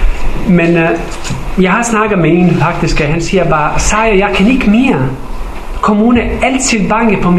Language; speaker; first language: Danish; non-native, fluent; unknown